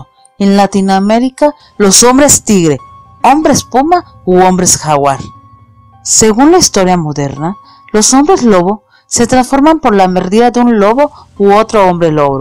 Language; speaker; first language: Spanish; native; Spanish